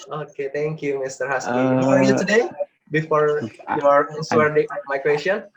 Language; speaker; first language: English; non-native, learner; Indonesian